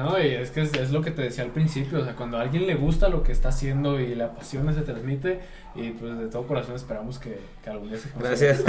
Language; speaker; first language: Spanish; native; Spanish